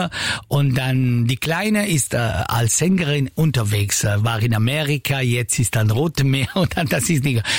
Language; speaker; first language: German; non-native, fluent; Italian